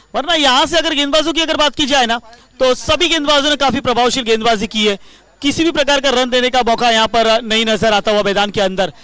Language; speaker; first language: Hindi; non-native, local second language; Marathi